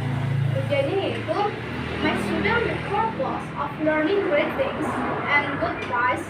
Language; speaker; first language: English; non-native, learner; Indonesian